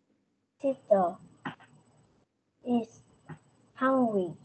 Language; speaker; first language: English; non-native, learner; Vietnamese